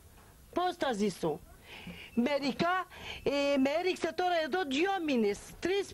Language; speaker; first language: Greek; non-native, local second language; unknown